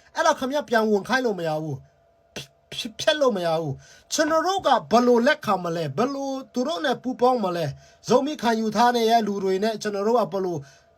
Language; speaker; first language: Burmese; non-native, local second language; Tedim Chin